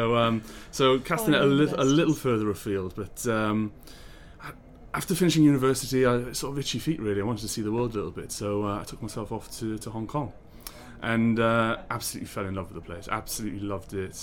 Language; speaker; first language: English; native; English